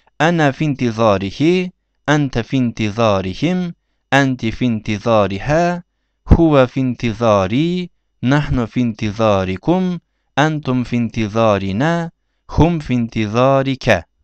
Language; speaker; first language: Arabic; non-native, fluent; Turkish